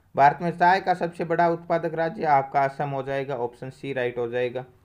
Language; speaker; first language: Hindi; native; Hindi